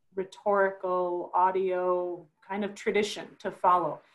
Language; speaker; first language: English; native; English